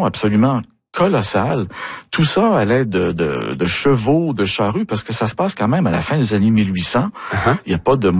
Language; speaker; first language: French; native; French